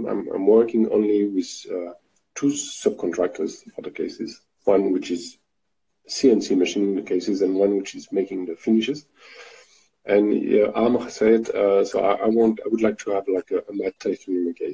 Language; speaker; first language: English; non-native, fluent; French